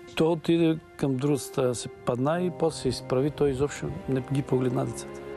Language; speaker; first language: Bulgarian; native; Bulgarian